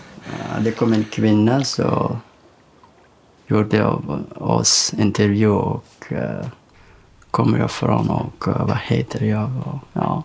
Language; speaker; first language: Swedish; non-native, learner; Persian